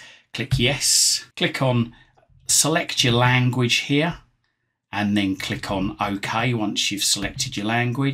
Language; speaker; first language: English; native; English